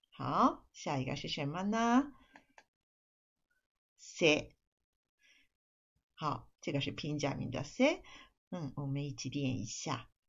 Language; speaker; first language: Chinese; non-native, fluent; Japanese